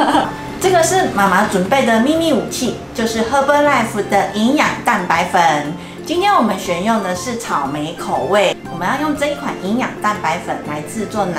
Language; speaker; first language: Chinese; native; Chinese